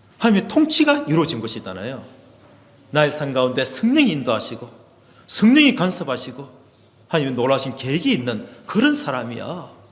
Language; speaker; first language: Korean; native; Korean